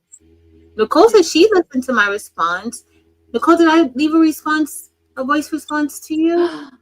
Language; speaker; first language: English; native; English